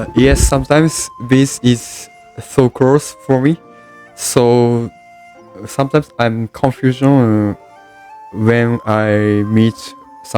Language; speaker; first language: English; non-native, learner; Japanese